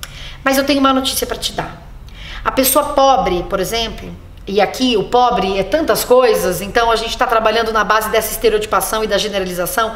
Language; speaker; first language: Portuguese; native; Portuguese